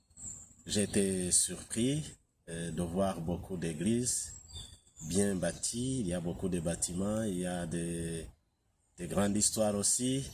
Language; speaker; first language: French; non-native, local second language; Kinyarwanda